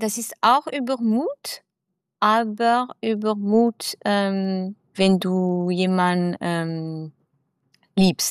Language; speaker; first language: German; non-native, fluent; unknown